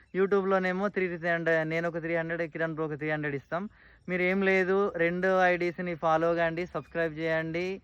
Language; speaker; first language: Telugu; native; Telugu